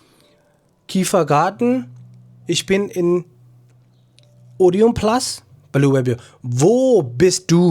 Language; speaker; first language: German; non-native, fluent; Burmese